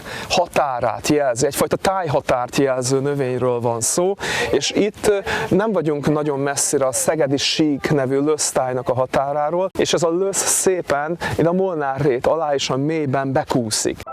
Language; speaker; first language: Hungarian; native; Hungarian